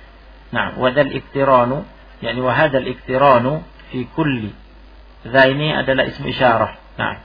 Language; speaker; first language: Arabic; non-native, fluent; Indonesian